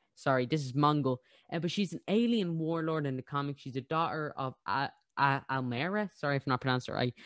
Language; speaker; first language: English; native; English